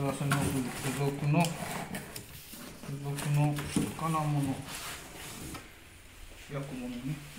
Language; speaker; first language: Japanese; native; Japanese